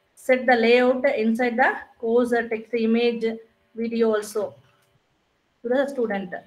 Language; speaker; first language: English; non-native, local second language; Tamil